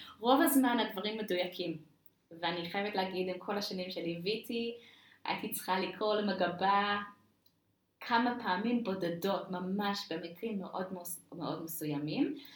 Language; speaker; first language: Hebrew; non-native, fluent; English